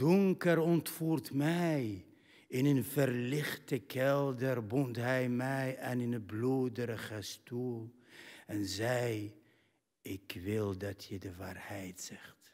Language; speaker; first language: Dutch; non-native, fluent; Arabic